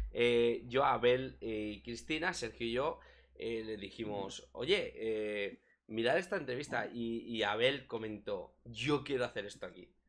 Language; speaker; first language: Spanish; native; Spanish